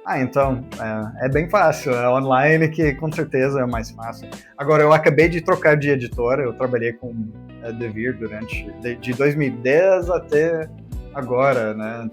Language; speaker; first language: Portuguese; non-native, fluent; English